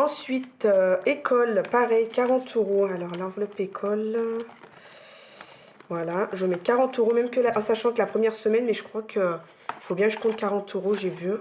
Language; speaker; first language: French; native; French